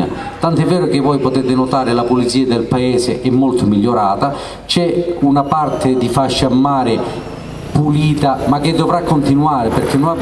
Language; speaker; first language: Italian; native; Italian